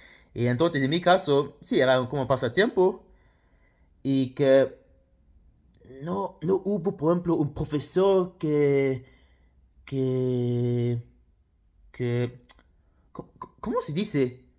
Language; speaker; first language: Spanish; non-native, fluent; Luxembourgish